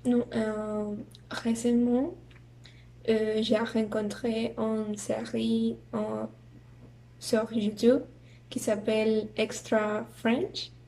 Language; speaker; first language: French; non-native, learner; Spanish